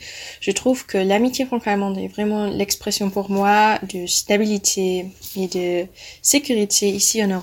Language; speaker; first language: French; non-native, fluent; German